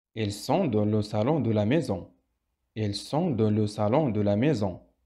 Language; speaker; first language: French; non-native, local second language; Arabic